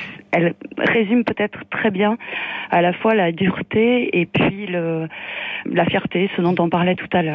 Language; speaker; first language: French; native; French